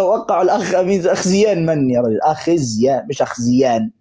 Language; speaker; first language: Arabic; native; Arabic